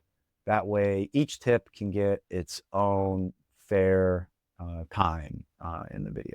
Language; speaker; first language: English; native; English